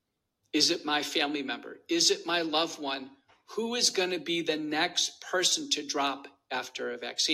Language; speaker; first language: English; native; English